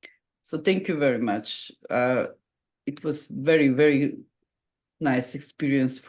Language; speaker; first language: English; non-native, fluent; Macedonian